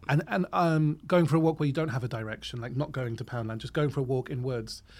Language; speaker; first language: English; native; English